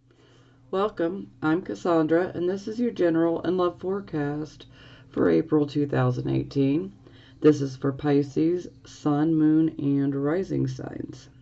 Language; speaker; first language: English; native; English